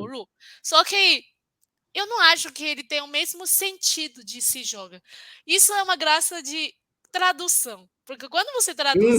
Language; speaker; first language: Portuguese; non-native, fluent; Chinese